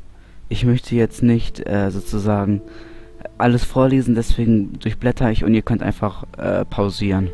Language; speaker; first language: German; native; German